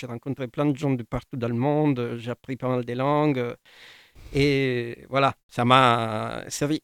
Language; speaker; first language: French; non-native, fluent; Italian